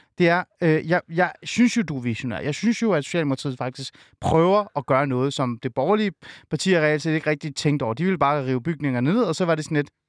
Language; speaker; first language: Danish; early bilingual, other home language; Persian